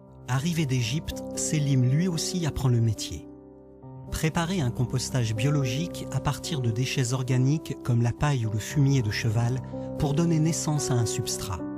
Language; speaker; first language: French; native; French